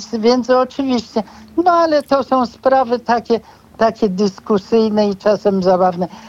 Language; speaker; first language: Polish; native; Polish